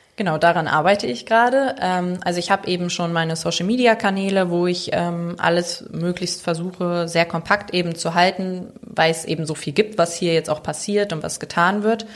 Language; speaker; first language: German; native; German